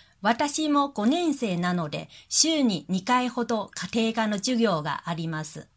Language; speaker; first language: Japanese; non-native, fluent; Chinese